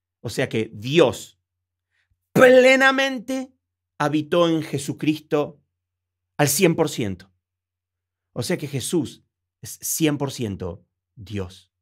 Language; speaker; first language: Spanish; native; Spanish